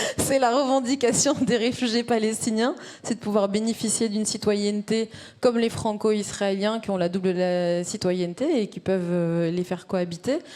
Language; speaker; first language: French; early bilingual, other home language; Arabic